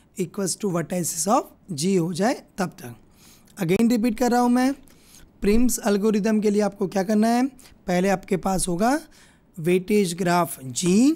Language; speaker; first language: Hindi; non-native, local second language; Gujarati